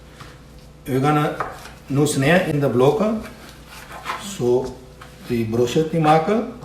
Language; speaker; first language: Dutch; non-native, learner; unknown